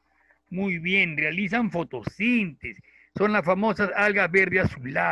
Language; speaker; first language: Spanish; native; Spanish